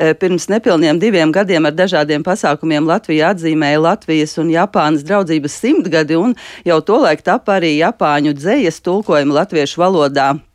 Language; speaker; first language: Latvian; native; Latvian